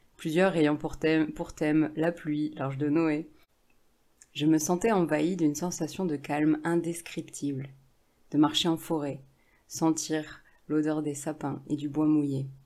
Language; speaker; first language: French; native; French